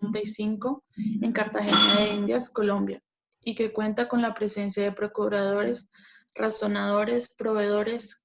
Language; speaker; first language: Spanish; native; Spanish